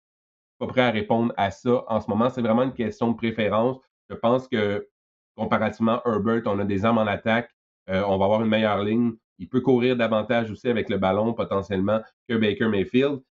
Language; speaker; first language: French; native; French